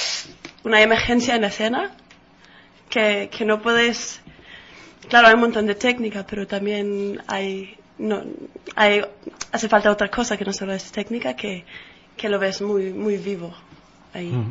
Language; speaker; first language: Spanish; non-native, fluent; Danish